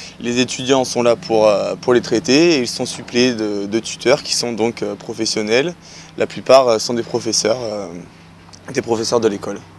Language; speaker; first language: French; native; French